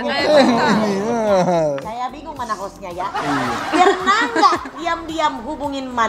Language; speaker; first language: Indonesian; native; Indonesian